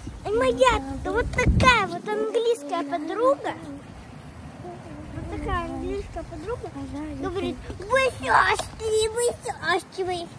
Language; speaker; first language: Russian; early bilingual, heritage; Russian